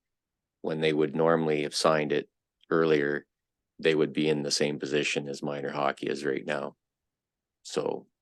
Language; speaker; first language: English; native; English